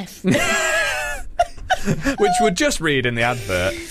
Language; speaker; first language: English; native; English